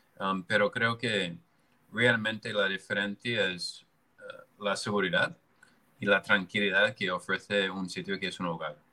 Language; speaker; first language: Spanish; non-native, fluent; English